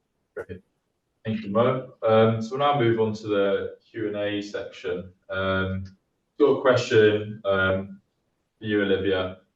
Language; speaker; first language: English; native; English